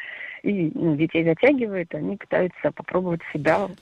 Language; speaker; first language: Russian; native; Russian